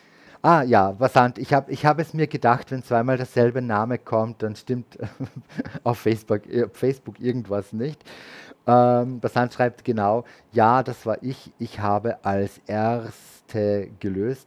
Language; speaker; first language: German; native; German